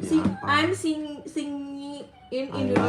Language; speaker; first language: English; non-native, learner; Indonesian